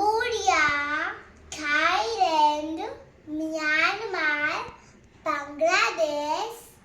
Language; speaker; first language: English; non-native, learner; Gujarati